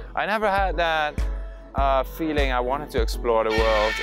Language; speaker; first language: English; non-native, fluent; Limburgish